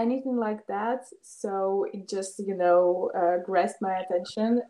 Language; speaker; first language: English; non-native, fluent; Russian